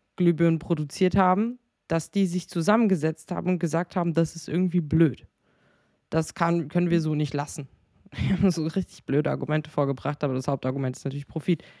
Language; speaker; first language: German; native; German